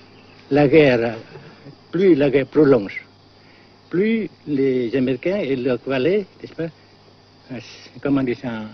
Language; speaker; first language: French; non-native, local second language; Vietnamese